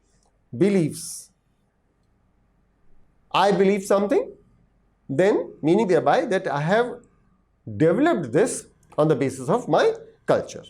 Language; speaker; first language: English; non-native, local second language; Hindi